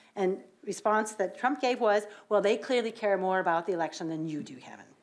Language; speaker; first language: English; native; English